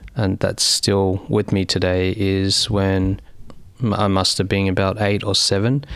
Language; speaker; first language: English; early bilingual, other home language; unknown